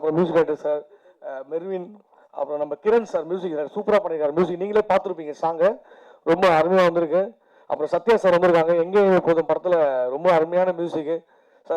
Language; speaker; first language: Tamil; native; Tamil